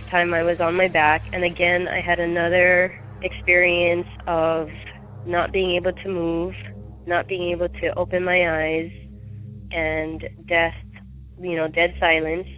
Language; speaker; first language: English; native; English